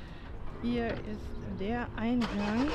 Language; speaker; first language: German; native; German